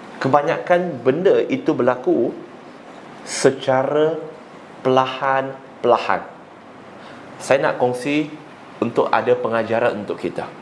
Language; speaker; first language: Malay; non-native, local second language; Chinese